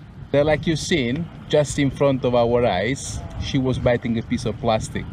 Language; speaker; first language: English; non-native, fluent; Italian